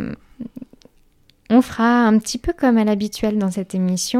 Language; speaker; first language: French; native; French